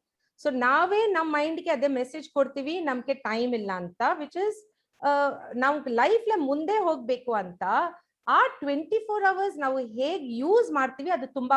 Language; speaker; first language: Kannada; non-native, fluent; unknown